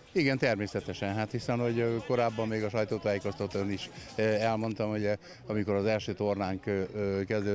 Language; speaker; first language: Hungarian; native; Hungarian